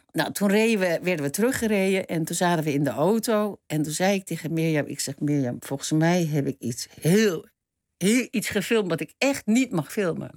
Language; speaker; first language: Dutch; early bilingual, other home language; Turkish